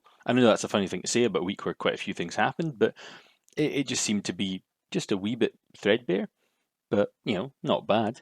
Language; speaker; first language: English; native; English